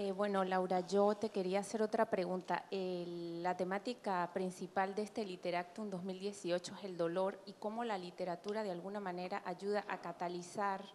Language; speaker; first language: Spanish; native; Spanish